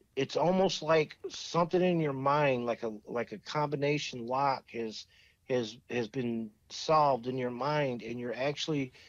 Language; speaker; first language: English; native; English